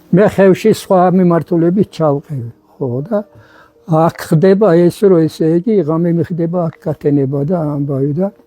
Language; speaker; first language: Georgian; non-native, local second language; Svan